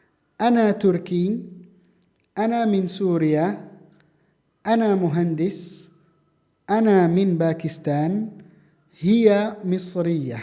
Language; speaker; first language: Arabic; non-native, fluent; Indonesian